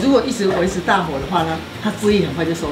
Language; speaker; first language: Chinese; native; Chinese